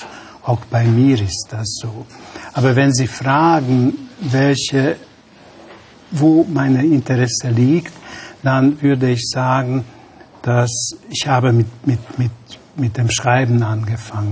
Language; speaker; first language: German; non-native, fluent; Hungarian